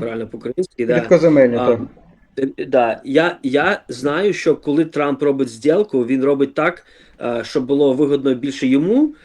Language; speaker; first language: Ukrainian; early bilingual, other home language; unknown